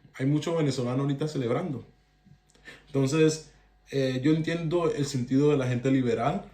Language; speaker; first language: Spanish; early bilingual, heritage; Spanish